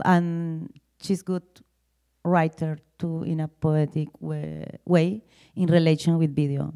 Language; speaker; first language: English; non-native, learner; Spanish